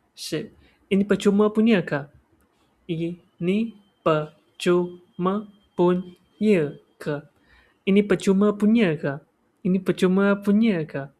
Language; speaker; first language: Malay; non-native, local second language; Chinese